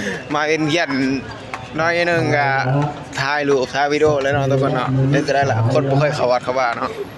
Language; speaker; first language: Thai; non-native, local second language; Lao